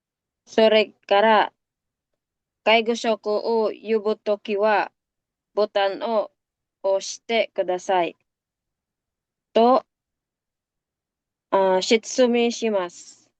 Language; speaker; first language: Japanese; non-native, learner; Filipino